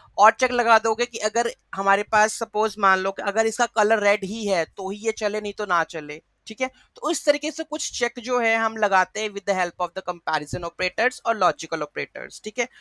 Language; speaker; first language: Hindi; native; Hindi